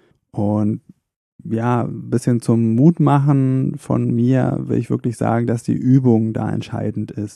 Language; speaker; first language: German; native; German